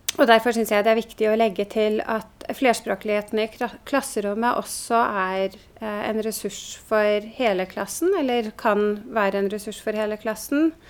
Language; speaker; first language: Norwegian; native; Norwegian